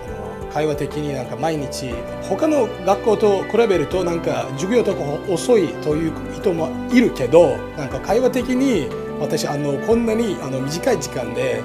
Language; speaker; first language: Japanese; non-native, learner; Turkish